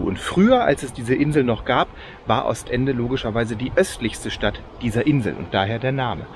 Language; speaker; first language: German; native; German